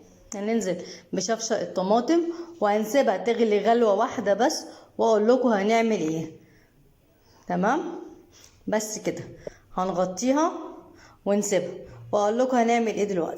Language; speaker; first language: Arabic; native; Arabic